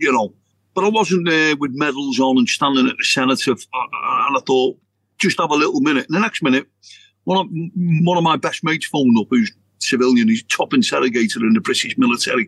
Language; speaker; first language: English; native; English